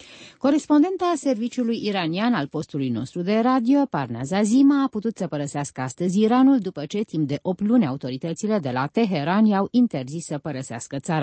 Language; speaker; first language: Romanian; native; Romanian